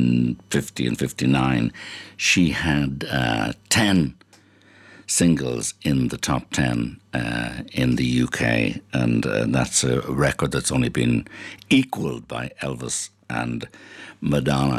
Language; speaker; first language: English; native; English